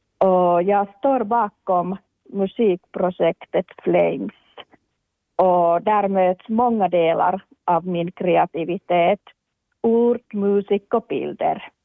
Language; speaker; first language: Swedish; non-native, local second language; Finnish